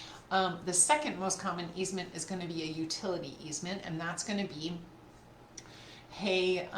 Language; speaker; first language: English; native; English